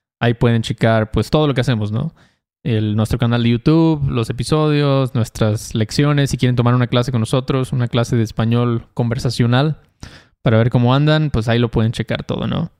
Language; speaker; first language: Spanish; native; Spanish